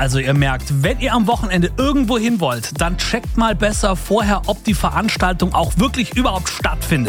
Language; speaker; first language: German; native; German